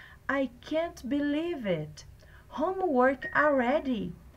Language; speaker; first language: English; non-native, fluent; Portuguese